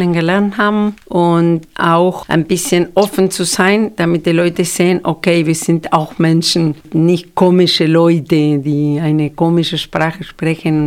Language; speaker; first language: German; non-native, fluent; Spanish